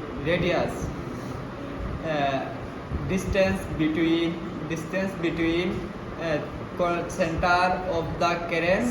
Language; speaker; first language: English; non-native, local second language; Sylheti